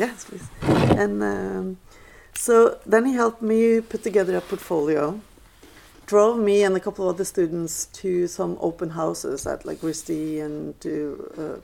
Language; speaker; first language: English; non-native, fluent; Norwegian